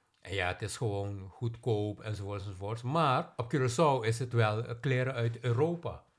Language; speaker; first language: Dutch; non-native, local second language; Papiamento